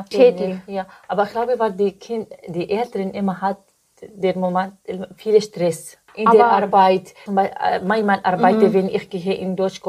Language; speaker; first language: German; non-native, learner; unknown